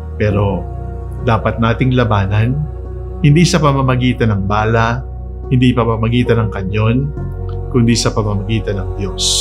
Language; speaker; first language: Filipino; native; Filipino